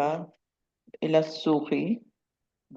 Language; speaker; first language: Arabic; non-native, learner; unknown